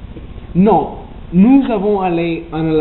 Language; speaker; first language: French; non-native, learner; English